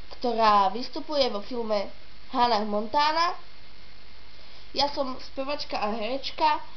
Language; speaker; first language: Slovak; non-native, learner; Russian